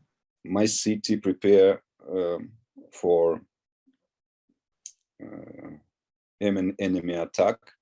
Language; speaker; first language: English; non-native, learner; Ukrainian